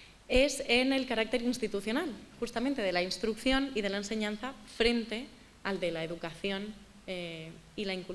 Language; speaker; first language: Spanish; native; Spanish